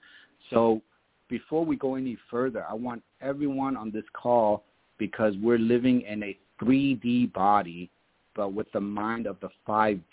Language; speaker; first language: English; early bilingual, other home language; German